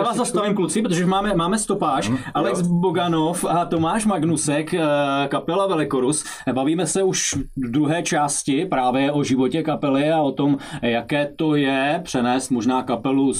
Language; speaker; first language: Czech; native; Czech